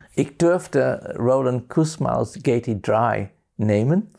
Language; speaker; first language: German; non-native, fluent; English